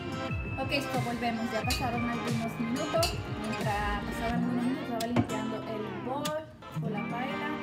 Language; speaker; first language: Spanish; early bilingual, heritage; Spanish